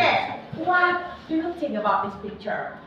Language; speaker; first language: English; non-native, learner; Indonesian